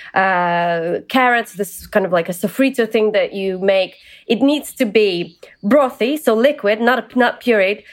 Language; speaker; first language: English; early bilingual, other home language; Ukrainian